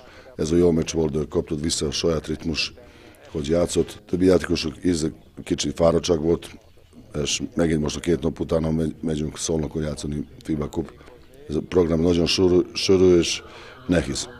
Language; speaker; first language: Hungarian; non-native, learner; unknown